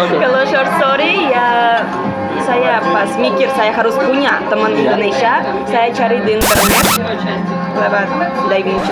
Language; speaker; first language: Indonesian; early bilingual, heritage; Russian